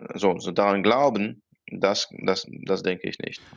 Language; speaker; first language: German; non-native, fluent; Russian